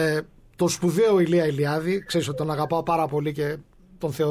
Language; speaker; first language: Greek; native; Greek